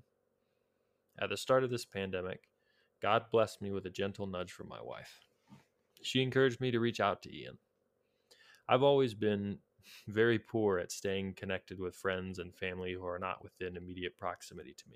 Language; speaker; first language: English; native; English